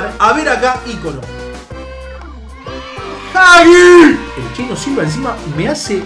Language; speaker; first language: Spanish; native; Spanish